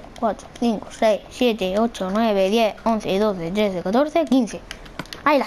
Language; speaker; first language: Spanish; native; Spanish